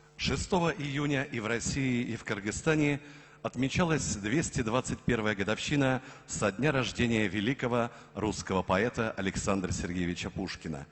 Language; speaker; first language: Russian; native; Russian